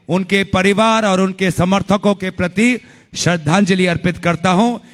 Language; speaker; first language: Hindi; non-native, local second language; Assamese